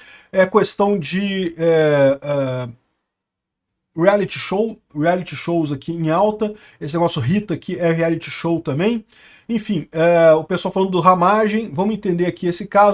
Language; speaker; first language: Portuguese; native; Portuguese